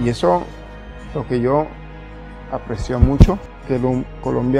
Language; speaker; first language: Spanish; non-native, local second language; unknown